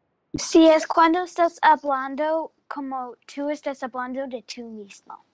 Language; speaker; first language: Spanish; non-native, learner; English